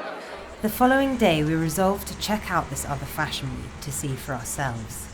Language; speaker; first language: English; native; English